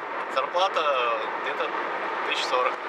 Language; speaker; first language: Russian; native; Russian